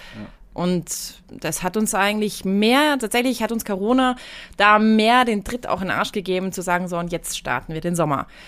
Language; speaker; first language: German; native; German